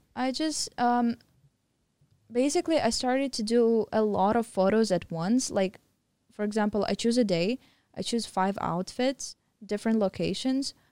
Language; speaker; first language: English; non-native, fluent; Russian